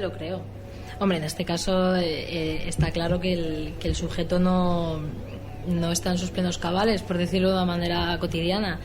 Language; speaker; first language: Spanish; native; Spanish